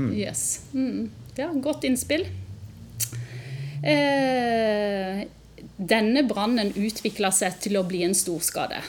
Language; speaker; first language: Norwegian; native; Norwegian